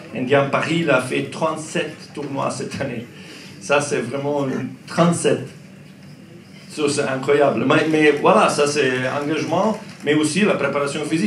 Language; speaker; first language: French; non-native, learner; Croatian